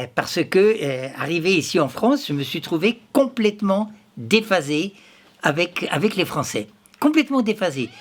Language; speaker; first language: French; native; French